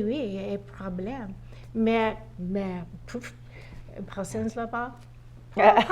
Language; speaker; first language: French; non-native, learner; English